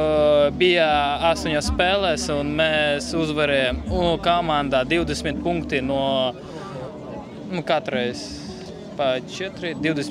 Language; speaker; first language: Latvian; non-native, local second language; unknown